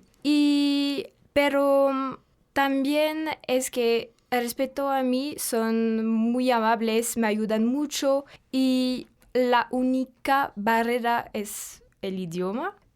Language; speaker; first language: Spanish; non-native, fluent; French